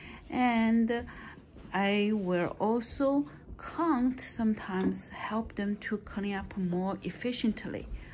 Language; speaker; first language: English; non-native, fluent; Chinese